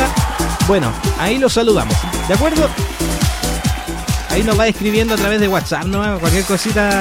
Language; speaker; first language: Spanish; native; Spanish